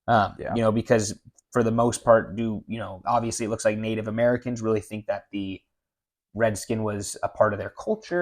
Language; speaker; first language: English; native; English